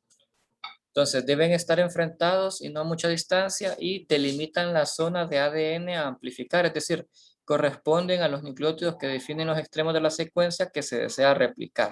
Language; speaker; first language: Spanish; native; Spanish